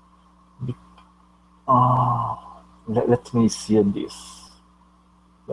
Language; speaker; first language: English; non-native, learner; Portuguese